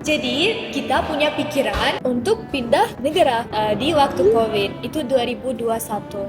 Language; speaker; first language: Indonesian; non-native, fluent; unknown